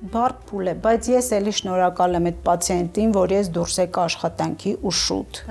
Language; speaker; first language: Armenian; native; Armenian